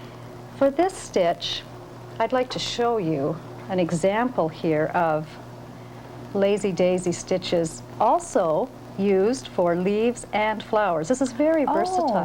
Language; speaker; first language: English; native; English